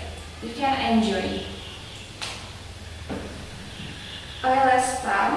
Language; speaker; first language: English; non-native, learner; Indonesian